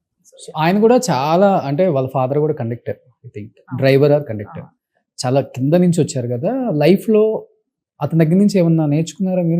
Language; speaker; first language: Telugu; native; Telugu